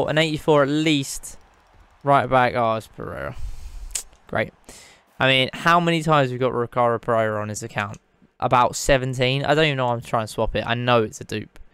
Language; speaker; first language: English; native; English